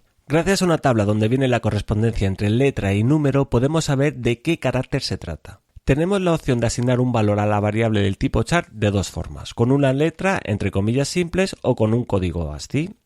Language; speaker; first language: Spanish; native; Spanish